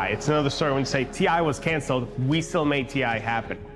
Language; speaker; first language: English; early bilingual, other home language; Hebrew